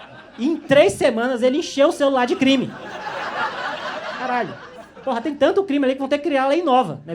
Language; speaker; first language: Portuguese; native; Portuguese